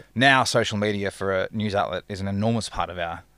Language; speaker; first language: English; native; English